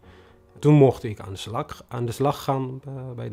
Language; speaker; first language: Dutch; non-native, fluent; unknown